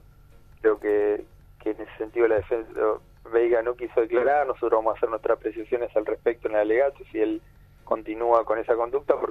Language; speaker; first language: Spanish; native; Spanish